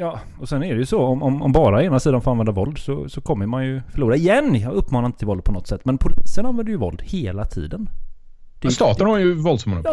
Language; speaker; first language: Swedish; native; Swedish